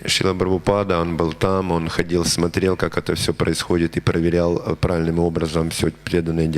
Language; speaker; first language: Russian; native; Russian